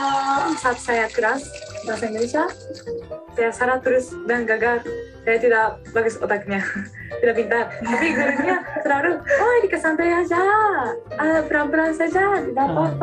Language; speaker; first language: Indonesian; non-native, learner; Japanese